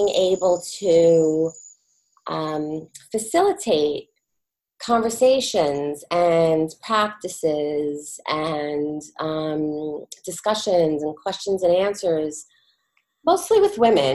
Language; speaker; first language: English; native; English